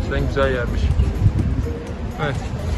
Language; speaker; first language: Turkish; early bilingual, heritage; Turkish